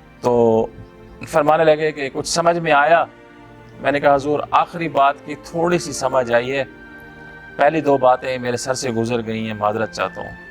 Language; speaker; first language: Urdu; non-native, local second language; Punjabi